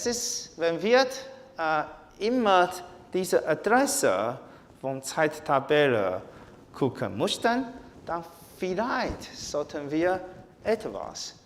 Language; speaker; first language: German; non-native, learner; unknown